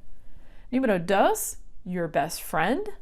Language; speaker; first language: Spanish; non-native, fluent; English